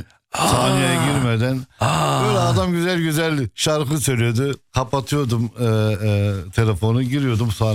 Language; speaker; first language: Turkish; non-native, fluent; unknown